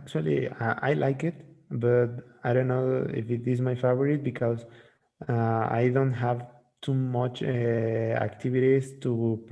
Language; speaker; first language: English; non-native, learner; Spanish